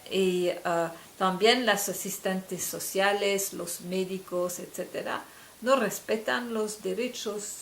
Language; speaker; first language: Spanish; non-native, fluent; French